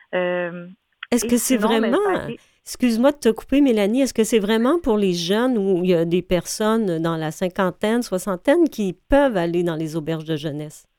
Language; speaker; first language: French; native; French